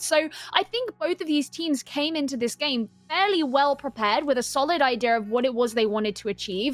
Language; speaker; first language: English; native; English